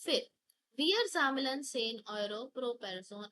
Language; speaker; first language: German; non-native, fluent; Hindi